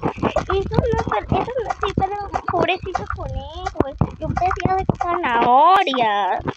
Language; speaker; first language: Spanish; native; Spanish